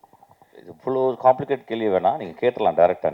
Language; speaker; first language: Tamil; native; Tamil